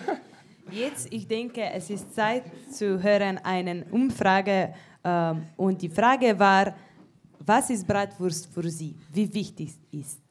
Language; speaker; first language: German; non-native, learner; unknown